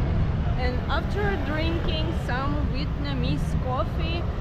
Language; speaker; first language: English; non-native, fluent; Ukrainian